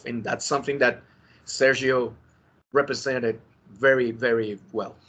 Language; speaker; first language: English; non-native, fluent; Spanish